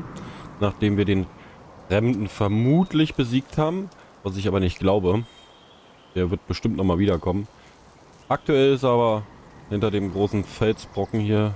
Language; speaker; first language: German; native; German